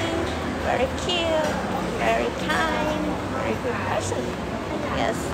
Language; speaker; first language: English; non-native, learner; Thai